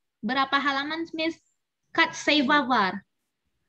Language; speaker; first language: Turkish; non-native, learner; Indonesian